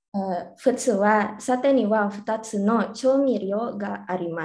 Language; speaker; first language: Japanese; non-native, learner; Indonesian